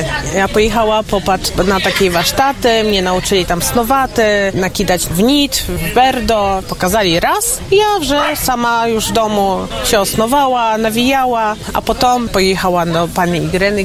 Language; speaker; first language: Polish; non-native, local second language; Ukrainian